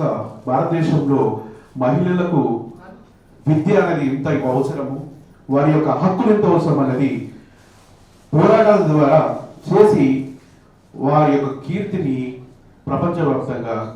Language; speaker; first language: Telugu; native; Telugu